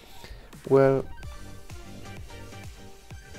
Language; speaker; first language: English; non-native, fluent; German